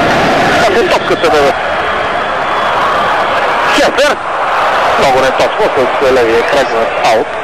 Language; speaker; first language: Bulgarian; native; Bulgarian